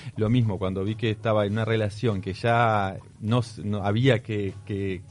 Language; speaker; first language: Spanish; native; Spanish